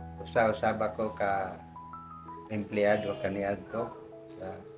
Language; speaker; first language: Cebuano; non-native, local second language; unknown